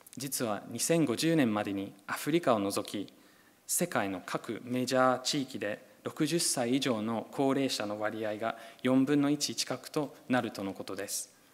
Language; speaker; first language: Japanese; non-native, fluent; English